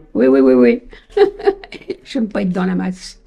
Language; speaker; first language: French; native; French